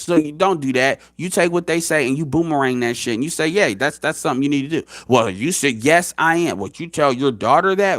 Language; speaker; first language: English; native; English